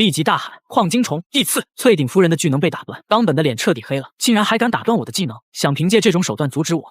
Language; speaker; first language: Chinese; native; Chinese